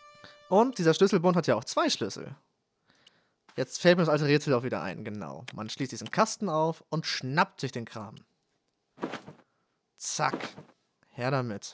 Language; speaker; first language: German; native; German